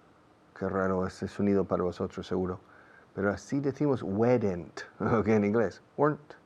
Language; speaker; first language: Spanish; non-native, fluent; English